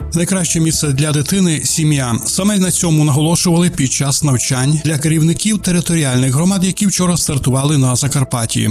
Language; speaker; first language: Ukrainian; non-native, local second language; Hungarian